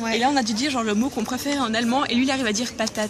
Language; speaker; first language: French; native; French